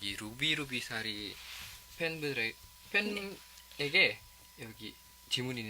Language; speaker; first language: Korean; non-native, fluent; Indonesian